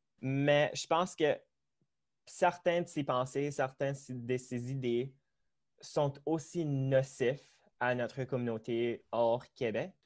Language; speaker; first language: French; non-native, local second language; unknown